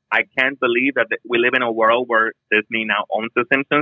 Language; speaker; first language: English; non-native, local second language; Spanish